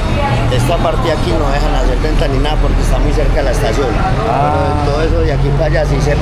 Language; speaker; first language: Spanish; native; Spanish